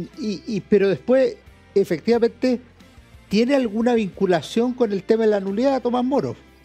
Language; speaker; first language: Spanish; native; Spanish